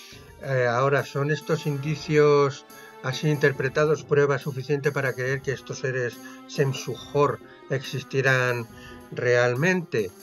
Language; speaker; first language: Spanish; native; Spanish